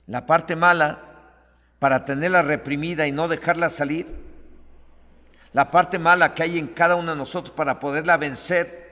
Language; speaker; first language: Spanish; native; Spanish